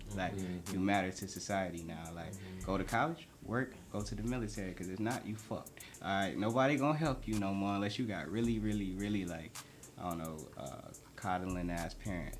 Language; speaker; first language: English; native; English